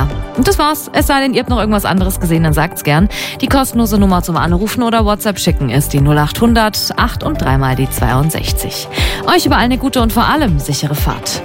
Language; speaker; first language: German; native; German